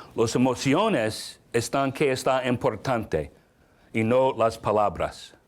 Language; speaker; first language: Spanish; non-native, learner; English